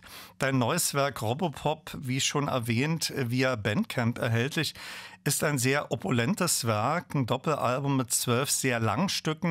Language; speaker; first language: German; native; German